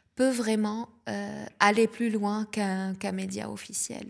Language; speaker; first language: French; non-native, local second language; Arabic